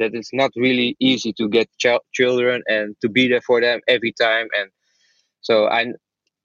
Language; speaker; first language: English; non-native, fluent; Dutch